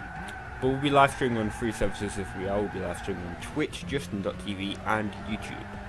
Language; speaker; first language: English; native; English